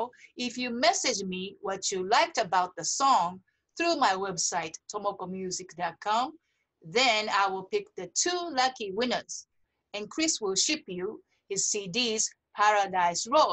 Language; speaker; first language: English; non-native, fluent; Japanese